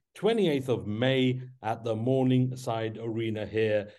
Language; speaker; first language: English; native; English